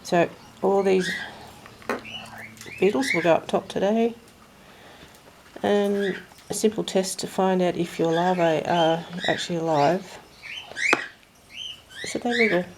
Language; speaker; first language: English; native; English